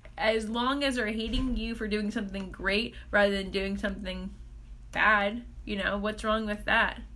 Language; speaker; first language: English; native; English